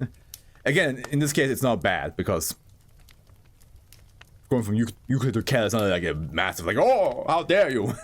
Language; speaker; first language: English; non-native, fluent; German